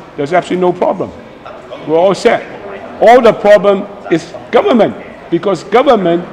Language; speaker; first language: English; non-native, local second language; Chinese